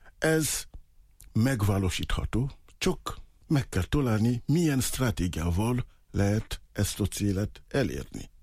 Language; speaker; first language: Hungarian; non-native, fluent; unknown